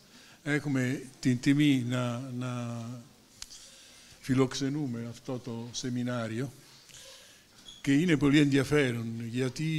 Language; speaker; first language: Greek; non-native, learner; Italian